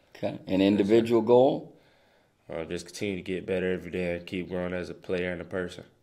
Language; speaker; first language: English; native; English